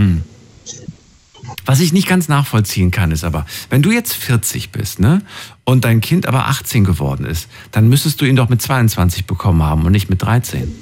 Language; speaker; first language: German; native; German